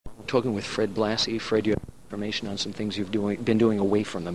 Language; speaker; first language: English; native; English